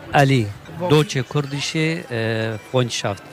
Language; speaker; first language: German; non-native, learner; Kurdish